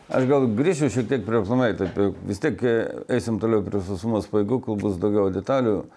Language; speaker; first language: Lithuanian; non-native, local second language; Russian